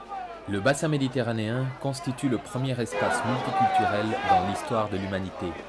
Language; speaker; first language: French; native; French